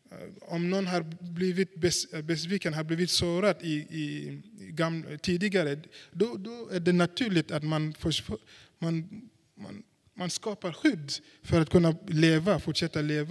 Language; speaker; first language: Swedish; non-native, fluent; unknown